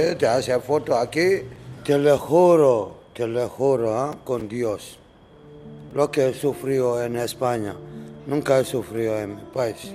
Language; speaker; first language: Spanish; non-native, learner; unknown